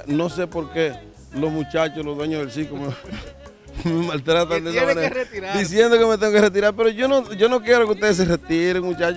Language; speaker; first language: Spanish; native; Spanish